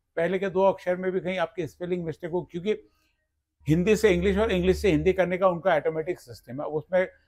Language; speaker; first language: Hindi; non-native, local second language; Marathi